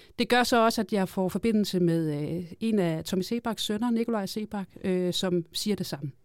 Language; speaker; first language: Danish; native; Danish